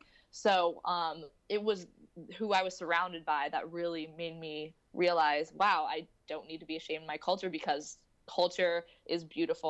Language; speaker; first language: English; native; English